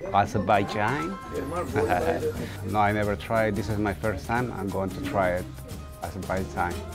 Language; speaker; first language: English; non-native, fluent; Spanish